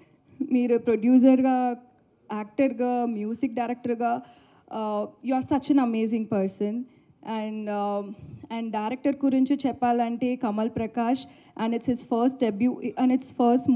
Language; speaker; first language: Telugu; non-native, learner; Tamil